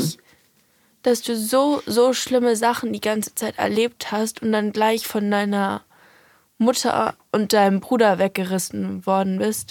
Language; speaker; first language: German; native; German